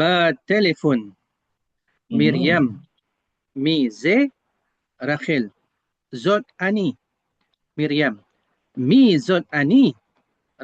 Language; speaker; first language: Hebrew; non-native, learner; Indonesian